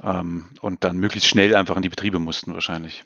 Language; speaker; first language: German; native; German